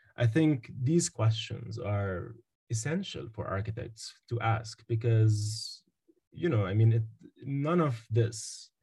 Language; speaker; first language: English; non-native, fluent; Arabic